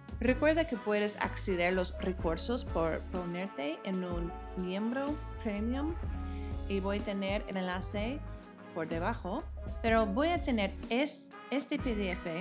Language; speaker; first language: Spanish; non-native, fluent; English